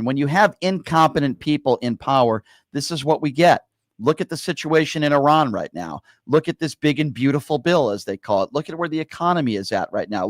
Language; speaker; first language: English; native; English